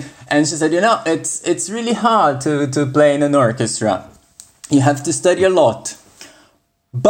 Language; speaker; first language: English; non-native, fluent; Portuguese